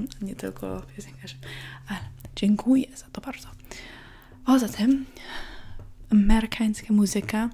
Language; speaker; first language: Polish; early bilingual, heritage; English